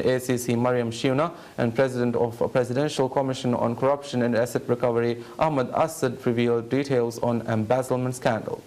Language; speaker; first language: English; non-native, local second language; Divehi